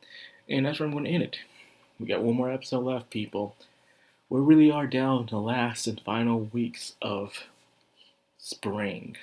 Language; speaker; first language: English; native; English